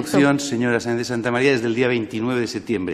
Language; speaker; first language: Spanish; native; Spanish